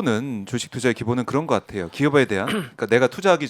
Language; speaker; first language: Korean; native; Korean